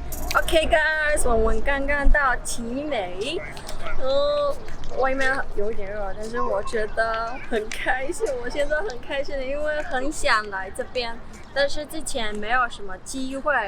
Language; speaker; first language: Chinese; non-native, learner; Mongolian